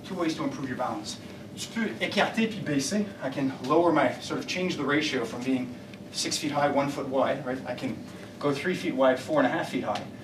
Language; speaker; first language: English; native; English